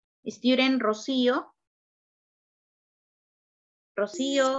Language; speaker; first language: English; non-native, learner; Spanish